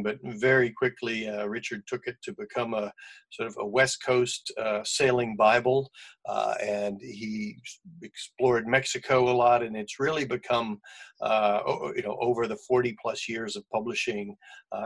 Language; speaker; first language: English; native; English